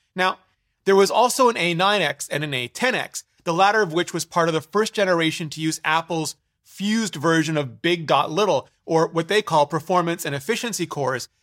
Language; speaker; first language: English; native; English